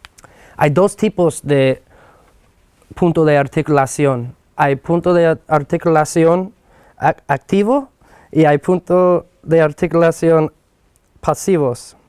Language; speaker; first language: Spanish; non-native, fluent; English